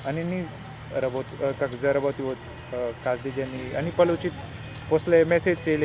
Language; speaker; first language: Russian; non-native, learner; Hindi